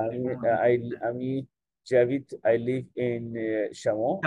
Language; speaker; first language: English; non-native, fluent; Bangla